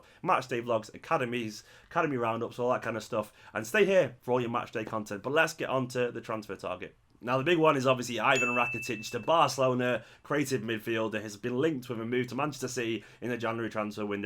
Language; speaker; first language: English; native; English